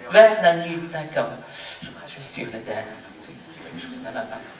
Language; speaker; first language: French; non-native, fluent; Chinese